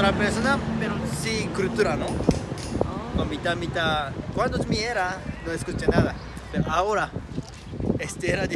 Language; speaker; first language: Spanish; non-native, learner; Japanese